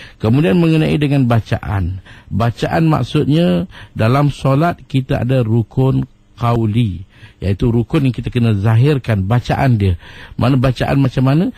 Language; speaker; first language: Malay; native; Malay